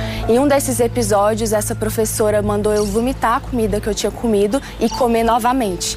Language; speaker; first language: Portuguese; early bilingual, other home language; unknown